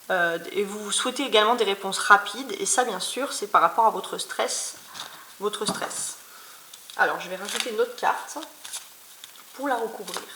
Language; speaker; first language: French; native; French